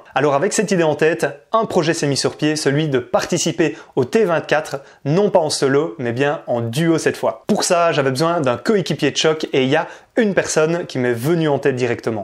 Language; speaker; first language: French; native; French